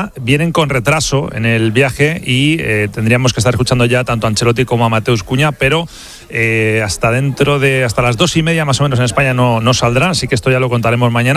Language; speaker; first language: Spanish; native; Spanish